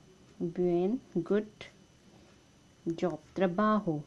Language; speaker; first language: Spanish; non-native, learner; Hindi